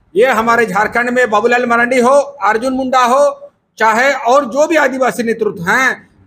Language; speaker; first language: Hindi; native; Hindi